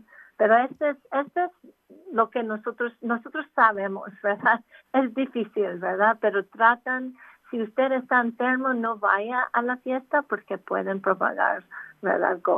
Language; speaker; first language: Spanish; non-native, local second language; English